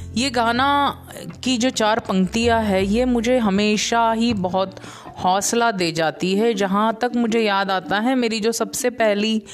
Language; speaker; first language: Hindi; non-native, local second language; Marathi